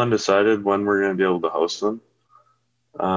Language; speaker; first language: English; native; English